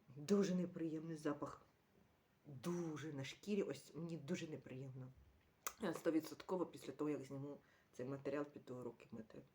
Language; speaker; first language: Ukrainian; native; Ukrainian